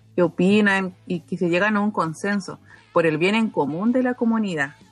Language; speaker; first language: Spanish; non-native, local second language; Aymara